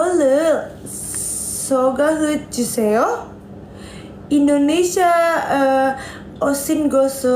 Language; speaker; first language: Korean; non-native, learner; Indonesian